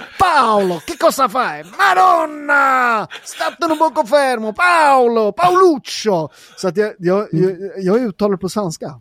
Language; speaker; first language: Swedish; early bilingual, other home language; Italian